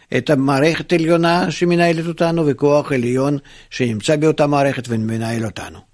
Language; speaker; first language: Hebrew; non-native, fluent; Russian